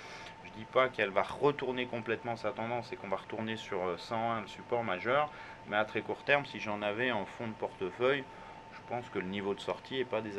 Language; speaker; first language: French; native; French